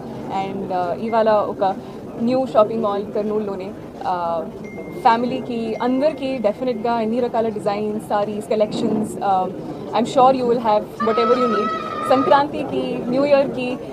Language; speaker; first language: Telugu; non-native, learner; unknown